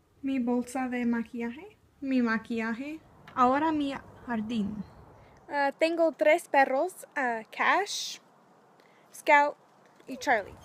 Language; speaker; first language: Spanish; non-native, learner; English